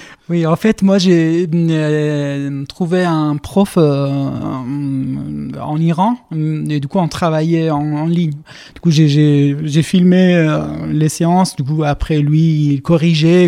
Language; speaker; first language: French; non-native, fluent; Kurdish